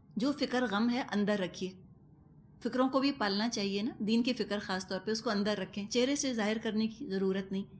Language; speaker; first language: Urdu; non-native, local second language; Punjabi